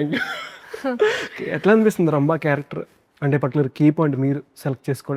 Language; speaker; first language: Telugu; native; Telugu